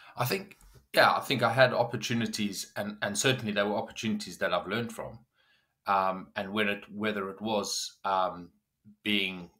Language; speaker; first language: English; native; English